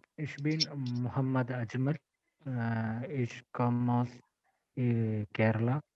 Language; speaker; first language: German; non-native, learner; Malayalam